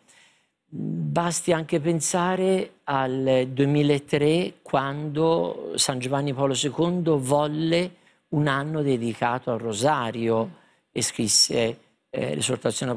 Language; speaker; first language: Italian; native; Italian